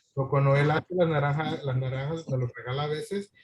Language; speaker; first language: Spanish; early bilingual, other home language; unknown